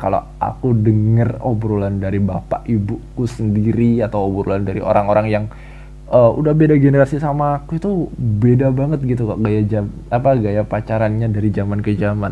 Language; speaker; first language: Indonesian; native; Indonesian